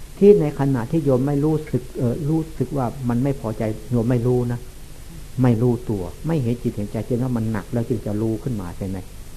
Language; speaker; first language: Thai; non-native, local second language; Lao